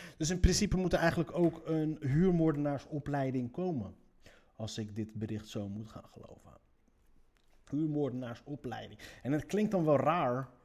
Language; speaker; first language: Dutch; early bilingual, other home language; Riffian